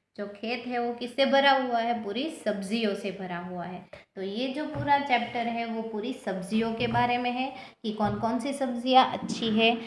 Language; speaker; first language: Hindi; non-native, local second language; Gujarati